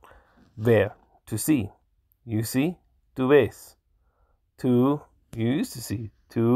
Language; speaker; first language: Spanish; non-native, learner; English